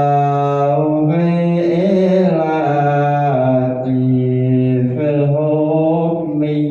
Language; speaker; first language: Arabic; non-native, fluent; Javanese